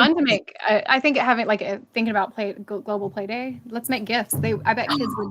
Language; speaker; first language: English; native; English